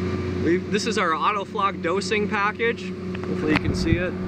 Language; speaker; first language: English; native; English